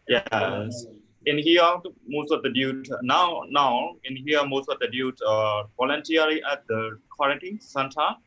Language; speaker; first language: English; non-native, learner; Burmese